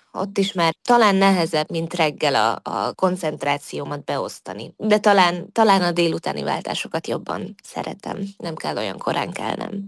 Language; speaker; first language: Hungarian; native; Hungarian